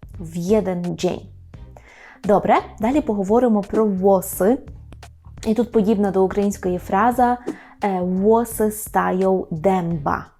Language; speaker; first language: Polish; non-native, fluent; Ukrainian